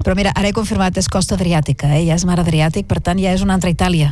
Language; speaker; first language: Catalan; native; Catalan